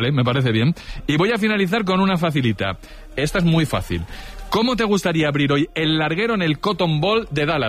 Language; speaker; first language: Spanish; native; Spanish